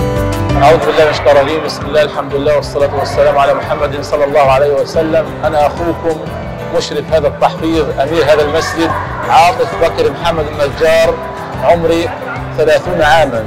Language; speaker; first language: Arabic; native; Arabic